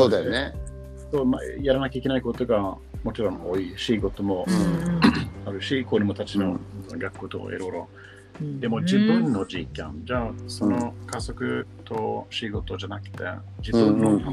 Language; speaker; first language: Japanese; non-native, learner; Swedish